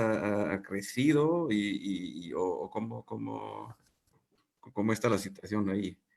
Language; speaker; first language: Spanish; non-native, fluent; German